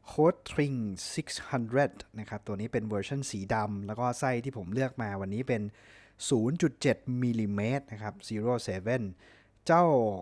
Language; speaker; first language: Thai; native; Thai